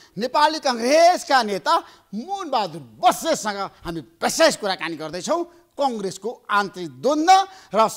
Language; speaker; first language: Nepali; native; Nepali